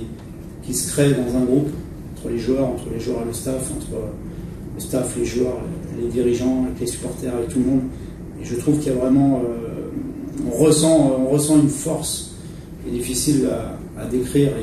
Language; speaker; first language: French; native; French